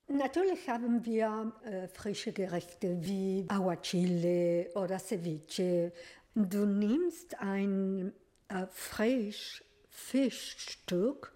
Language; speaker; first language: German; non-native, learner; Spanish